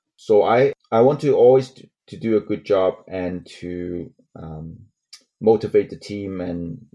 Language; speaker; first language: English; non-native, local second language; Cantonese